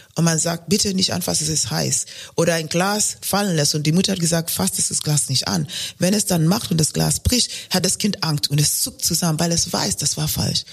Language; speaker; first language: German; non-native, fluent; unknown